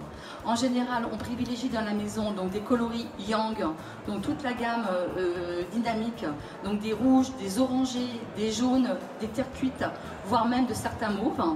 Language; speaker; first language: French; native; French